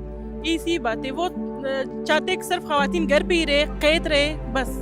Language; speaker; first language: Urdu; non-native, fluent; Persian